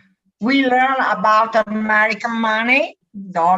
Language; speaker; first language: English; non-native, learner; Italian